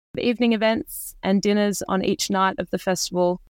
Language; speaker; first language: English; native; English